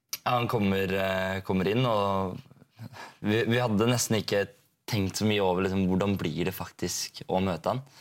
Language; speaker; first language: Norwegian; native; Norwegian